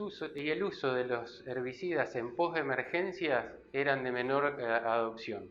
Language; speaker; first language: Spanish; native; Spanish